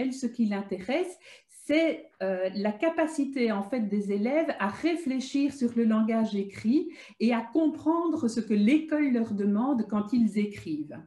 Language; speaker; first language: French; native; French